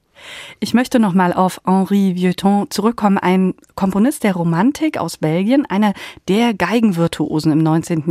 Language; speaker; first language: German; native; German